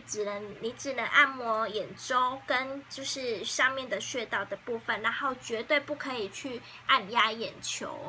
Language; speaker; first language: Chinese; native; Chinese